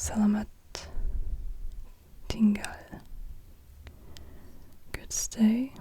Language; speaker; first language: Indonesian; non-native, learner; German